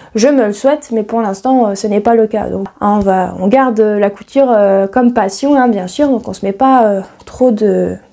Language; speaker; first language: French; native; French